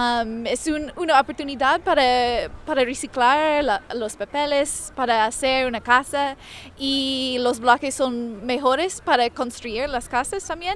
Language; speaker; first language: Spanish; non-native, fluent; English